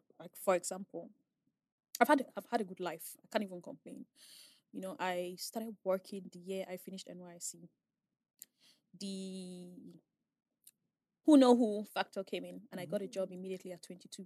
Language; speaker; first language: English; non-native, local second language; Igbo